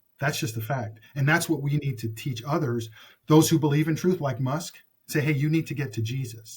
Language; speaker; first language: English; native; English